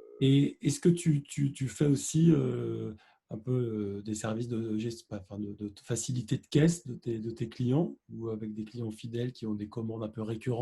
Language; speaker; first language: French; native; French